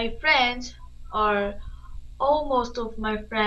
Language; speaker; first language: English; non-native, learner; Korean